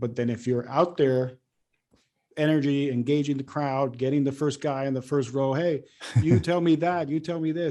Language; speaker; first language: English; native; English